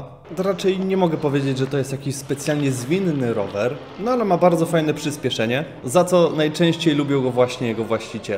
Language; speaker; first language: Polish; native; Polish